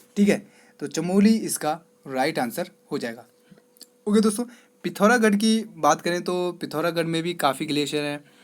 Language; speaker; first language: Hindi; native; Hindi